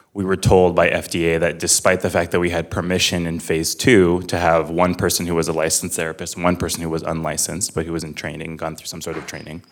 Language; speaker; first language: English; native; English